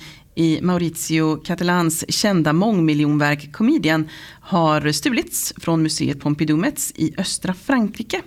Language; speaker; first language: Swedish; native; Swedish